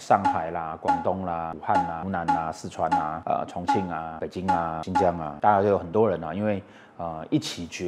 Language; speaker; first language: Chinese; native; Chinese